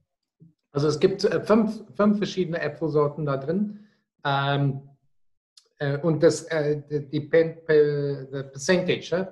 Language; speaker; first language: German; non-native, fluent; Afrikaans